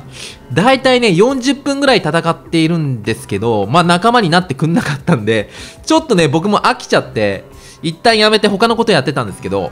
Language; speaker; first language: Japanese; native; Japanese